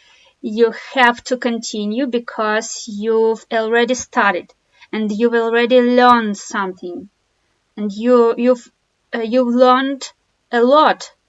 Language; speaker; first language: English; non-native, fluent; Russian